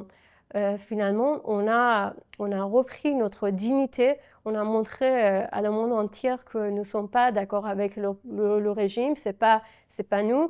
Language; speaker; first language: French; non-native, fluent; Persian